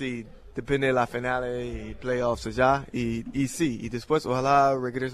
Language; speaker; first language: Spanish; non-native, learner; English